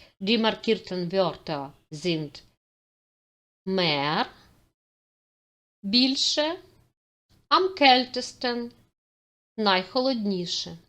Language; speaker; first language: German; non-native, fluent; Ukrainian